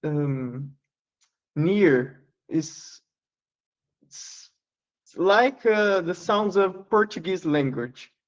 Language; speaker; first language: English; non-native, learner; Portuguese